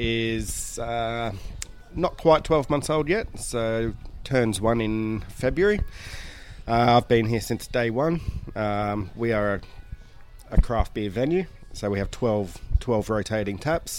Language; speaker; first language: English; native; English